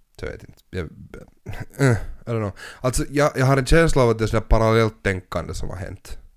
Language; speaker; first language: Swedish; native; Swedish